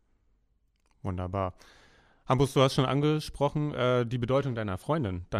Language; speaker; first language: German; native; German